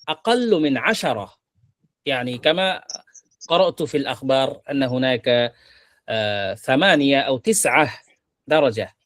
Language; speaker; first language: Arabic; non-native, fluent; Bangla